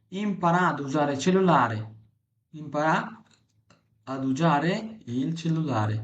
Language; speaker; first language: Italian; non-native, fluent; Bangla